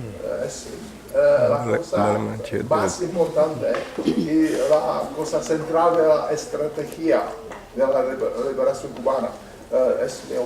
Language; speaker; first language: Spanish; non-native, learner; Czech